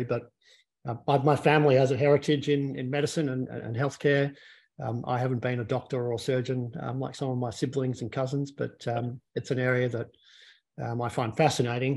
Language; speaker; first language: English; native; English